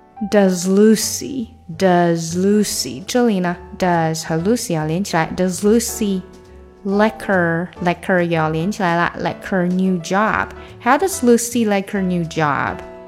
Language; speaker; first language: English; non-native, fluent; Chinese